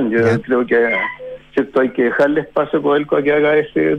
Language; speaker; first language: Spanish; native; Spanish